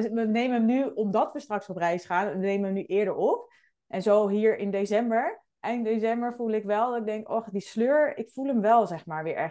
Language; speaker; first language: Dutch; native; Dutch